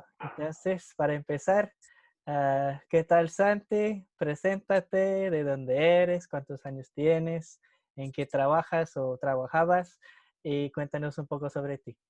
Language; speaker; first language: Spanish; non-native, fluent; English